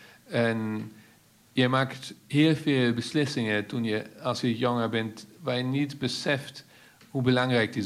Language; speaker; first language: Dutch; non-native, fluent; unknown